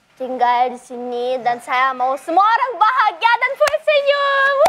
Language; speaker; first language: Indonesian; non-native, learner; German